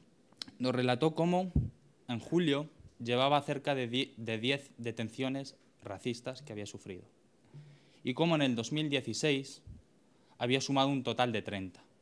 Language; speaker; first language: Spanish; native; Spanish